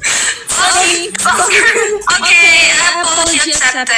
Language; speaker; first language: English; non-native, learner; Filipino